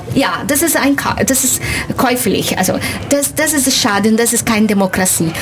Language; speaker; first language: German; non-native, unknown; Portuguese